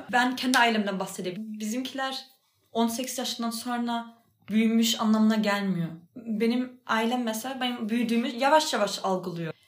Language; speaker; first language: Turkish; early bilingual, heritage; Turkish